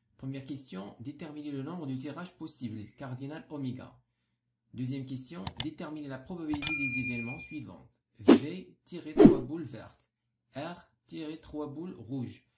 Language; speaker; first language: French; non-native, local second language; Arabic